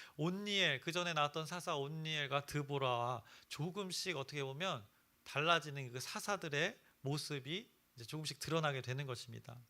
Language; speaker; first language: Korean; native; Korean